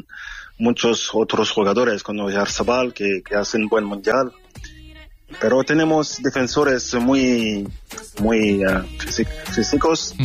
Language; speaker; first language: Spanish; non-native, fluent; French